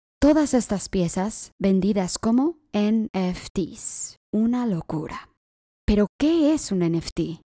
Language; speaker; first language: Spanish; native; Spanish